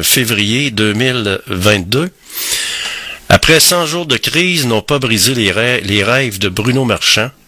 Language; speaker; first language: French; native; French